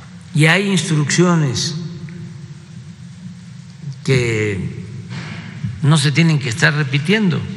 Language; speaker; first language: Spanish; native; Spanish